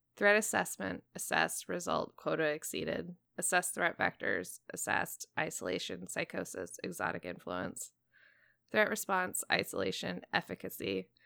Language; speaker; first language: English; native; English